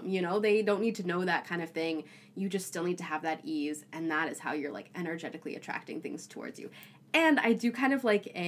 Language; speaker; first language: English; native; English